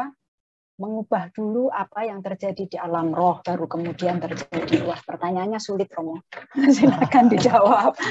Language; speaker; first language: Indonesian; native; Indonesian